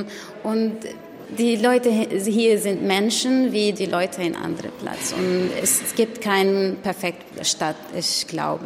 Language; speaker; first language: German; non-native, learner; Arabic